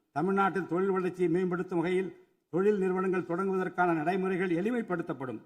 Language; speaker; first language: Tamil; native; Tamil